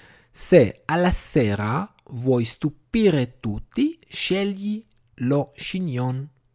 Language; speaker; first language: Italian; non-native, fluent; Hebrew